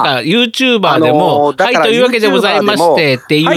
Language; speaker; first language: Japanese; native; Japanese